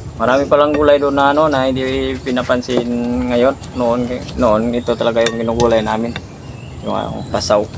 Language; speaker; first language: Filipino; non-native, local second language; Cebuano